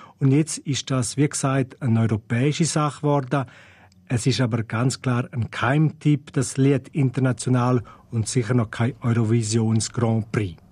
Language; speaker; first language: German; non-native, local second language; Romansh